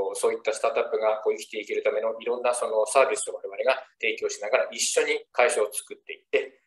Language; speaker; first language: Japanese; native; Japanese